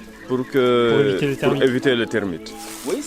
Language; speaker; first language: French; non-native, local second language; Fula